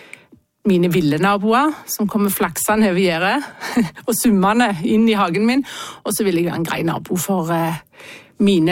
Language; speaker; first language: Norwegian; native; Norwegian